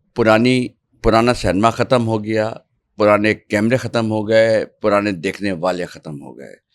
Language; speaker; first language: Urdu; native; Urdu